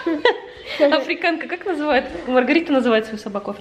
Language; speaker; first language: Russian; native; Russian